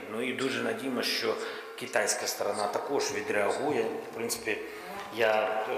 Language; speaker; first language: Ukrainian; non-native, local second language; Russian